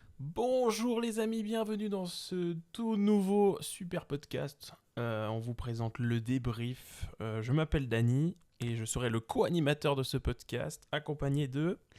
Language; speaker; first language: French; native; French